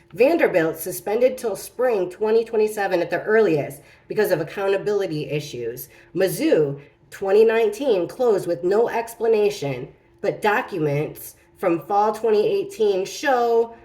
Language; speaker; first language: English; native; English